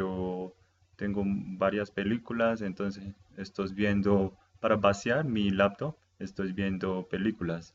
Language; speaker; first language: Spanish; non-native, fluent; Japanese